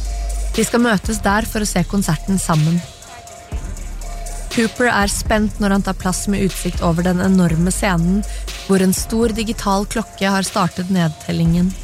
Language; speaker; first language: Norwegian; native; Norwegian